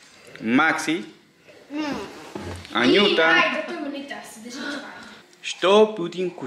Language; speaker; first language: Russian; non-native, learner; Spanish